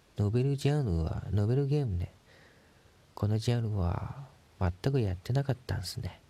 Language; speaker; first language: Japanese; non-native, fluent; Chinese